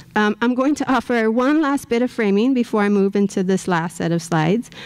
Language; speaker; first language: English; native; English